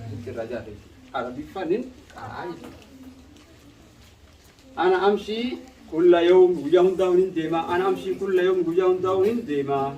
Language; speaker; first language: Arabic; non-native, fluent; Oromo